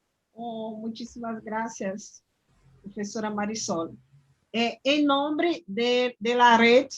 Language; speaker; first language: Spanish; non-native, learner; Portuguese